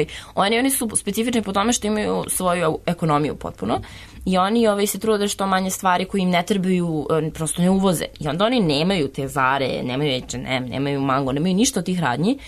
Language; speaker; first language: Serbian; native; Serbian